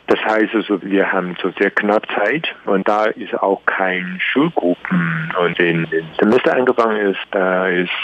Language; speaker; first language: German; non-native, learner; Chinese